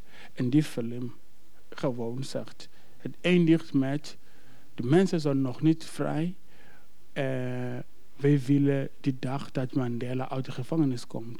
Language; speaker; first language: Dutch; non-native, fluent; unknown